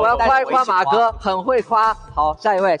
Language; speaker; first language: Chinese; native; Chinese